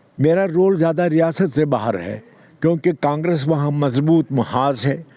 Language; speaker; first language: Urdu; non-native, local second language; Kashmiri